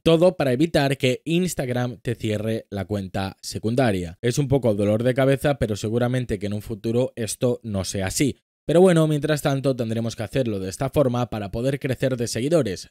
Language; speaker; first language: Spanish; native; Spanish